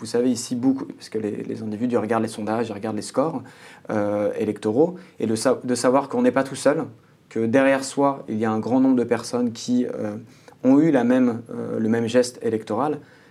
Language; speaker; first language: French; native; French